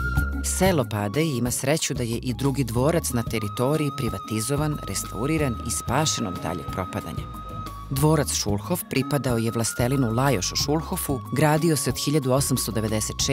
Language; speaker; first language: Serbian; native; Serbian